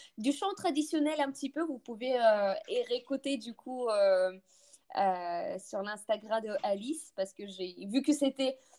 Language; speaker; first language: French; non-native, fluent; Russian